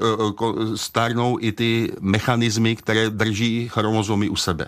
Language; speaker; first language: Czech; native; Czech